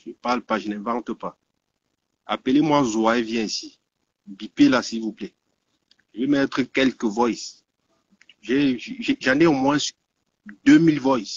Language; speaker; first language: French; native; French